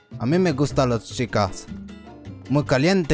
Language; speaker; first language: Spanish; non-native, learner; French